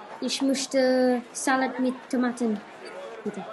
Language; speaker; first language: German; non-native, learner; English